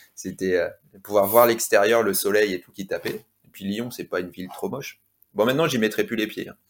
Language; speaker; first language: French; native; French